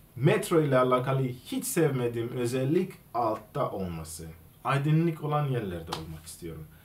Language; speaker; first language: Turkish; non-native, fluent; Swahili